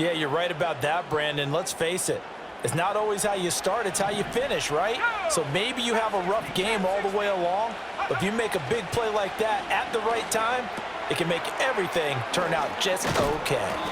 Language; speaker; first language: English; native; English